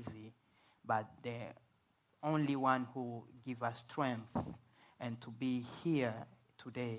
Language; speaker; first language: English; non-native, fluent; Swahili